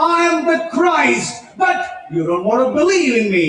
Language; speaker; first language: English; non-native, local second language; Telugu